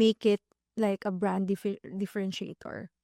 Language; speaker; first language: English; non-native, local second language; Filipino